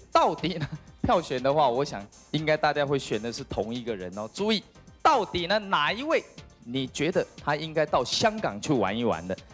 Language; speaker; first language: Chinese; native; Chinese